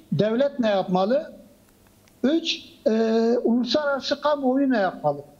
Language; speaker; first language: Turkish; non-native, local second language; Kurdish